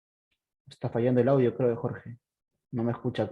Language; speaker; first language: Spanish; native; Spanish